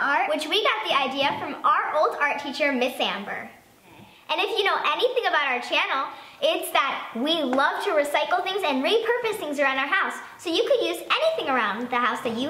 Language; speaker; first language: English; native; English